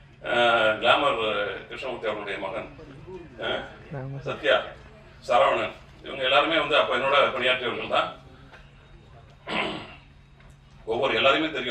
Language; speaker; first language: Tamil; native; Tamil